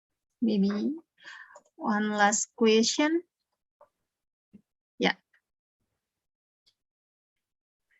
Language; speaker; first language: English; non-native, learner; Indonesian